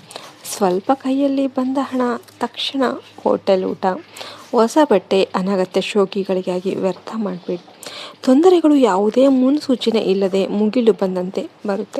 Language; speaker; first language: Kannada; native; Kannada